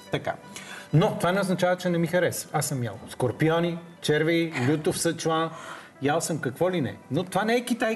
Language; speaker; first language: Bulgarian; native; Bulgarian